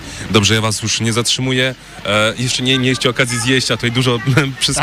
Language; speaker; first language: Polish; native; Polish